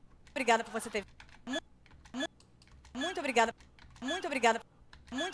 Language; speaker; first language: Portuguese; native; Portuguese